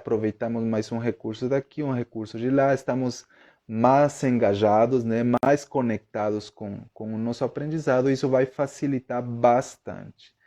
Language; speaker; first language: Portuguese; non-native, fluent; Spanish